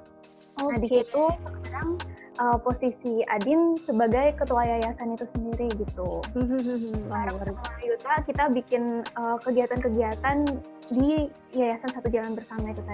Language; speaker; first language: Indonesian; native; Indonesian